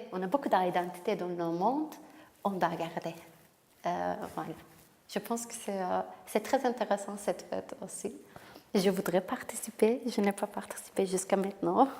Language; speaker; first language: French; non-native, learner; Kurdish